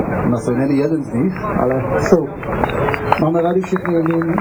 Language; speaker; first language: Czech; non-native, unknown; Hebrew